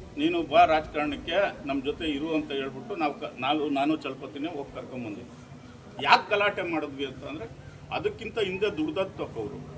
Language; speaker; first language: Kannada; native; Kannada